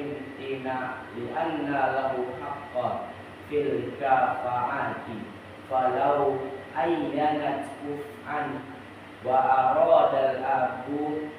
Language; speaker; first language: Arabic; non-native, learner; Indonesian